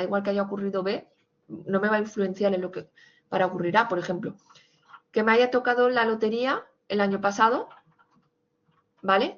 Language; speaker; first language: Spanish; native; Spanish